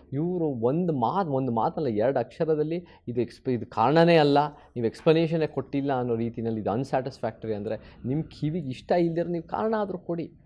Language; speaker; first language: Kannada; early bilingual, heritage; Kannada